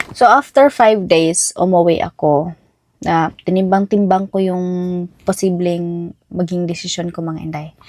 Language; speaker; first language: Filipino; non-native, local second language; Cebuano